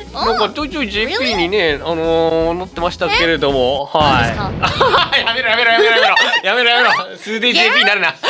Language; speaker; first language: Japanese; native; Japanese